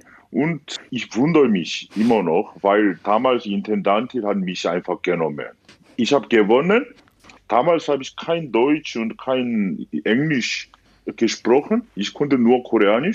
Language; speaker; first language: German; non-native, fluent; Korean